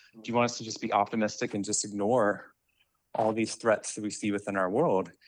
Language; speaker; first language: English; native; English